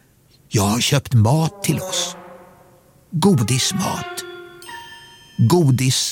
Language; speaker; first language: Swedish; native; Swedish